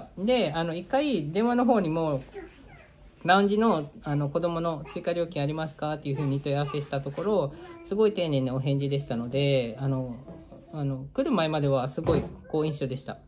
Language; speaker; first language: Japanese; native; Japanese